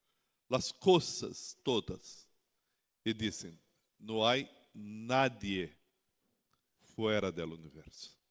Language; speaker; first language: Spanish; non-native, learner; Portuguese